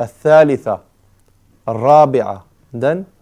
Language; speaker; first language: Arabic; non-native, fluent; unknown